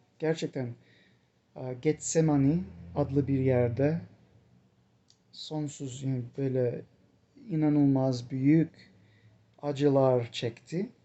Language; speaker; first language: Turkish; non-native, fluent; English